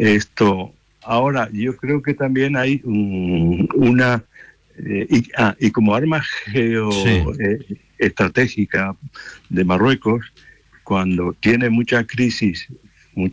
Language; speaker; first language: Spanish; native; Spanish